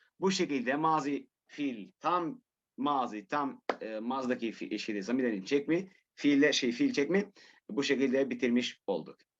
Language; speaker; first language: Turkish; non-native, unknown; Arabic